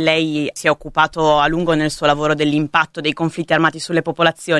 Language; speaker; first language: Italian; native; Italian